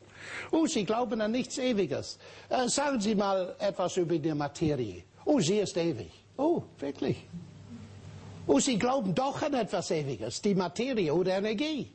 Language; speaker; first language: German; non-native, fluent; English